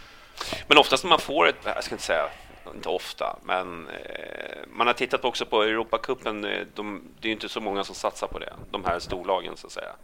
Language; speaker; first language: Swedish; native; Swedish